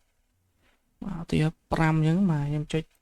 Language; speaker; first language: Khmer; native; Khmer